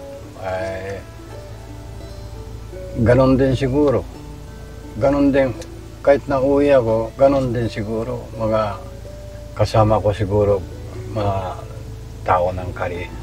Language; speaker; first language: Filipino; non-native, learner; Japanese